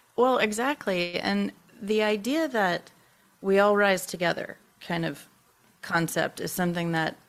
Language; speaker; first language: English; native; English